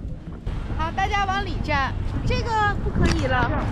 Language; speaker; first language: Chinese; native; Chinese